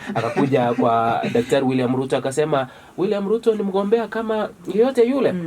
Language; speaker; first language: Swahili; non-native, local second language; Gusii